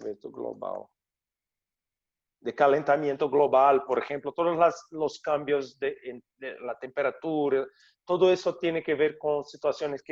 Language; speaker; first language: Spanish; non-native, fluent; Portuguese